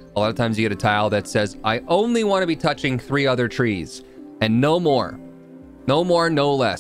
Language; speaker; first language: English; native; English